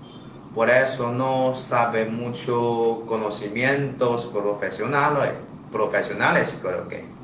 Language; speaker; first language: Spanish; non-native, learner; Chinese